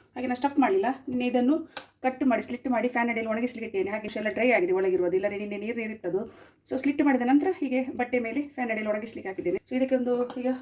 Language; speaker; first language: Kannada; non-native, local second language; Konkani